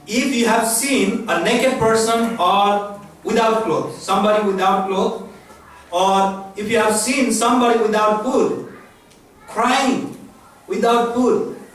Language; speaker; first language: English; non-native, local second language; Nepali